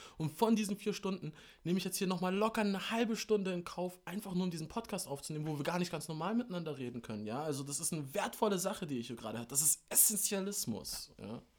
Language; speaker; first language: German; native; German